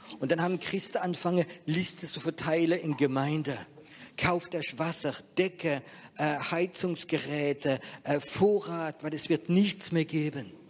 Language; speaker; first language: German; non-native, fluent; French